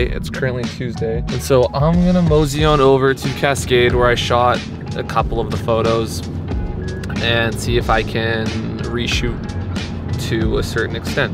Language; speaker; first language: English; native; English